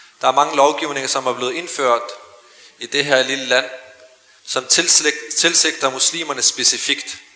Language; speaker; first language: Danish; early bilingual, other home language; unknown